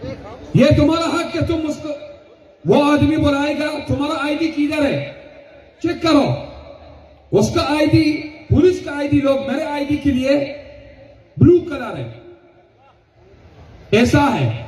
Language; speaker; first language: Hindi; non-native, learner; Arabic